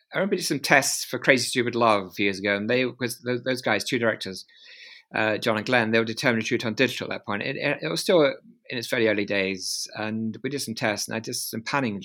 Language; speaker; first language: English; native; English